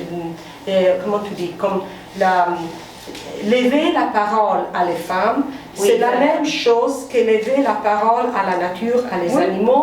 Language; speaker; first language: French; non-native, fluent; Italian